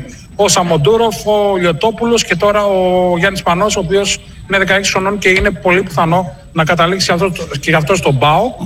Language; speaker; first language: Greek; native; Greek